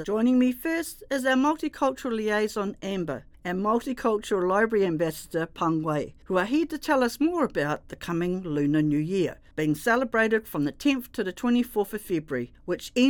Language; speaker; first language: English; native; English